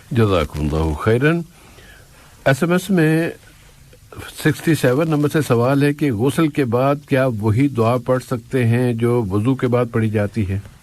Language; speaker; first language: Urdu; native; Urdu